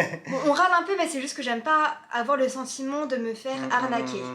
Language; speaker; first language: French; native; French